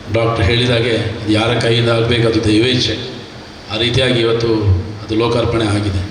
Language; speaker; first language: Kannada; non-native, local second language; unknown